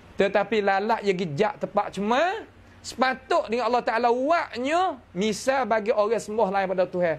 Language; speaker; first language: Malay; native; Malay